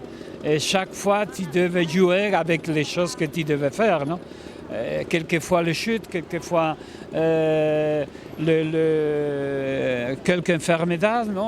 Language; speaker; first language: French; non-native, learner; Spanish